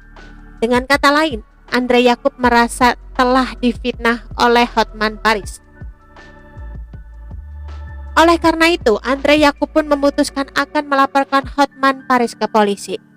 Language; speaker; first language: Indonesian; native; Indonesian